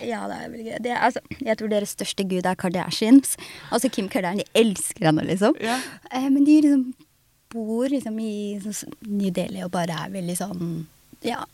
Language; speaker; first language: Norwegian; early bilingual, other home language; Somali